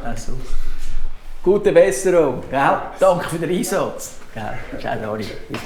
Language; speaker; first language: German; native; German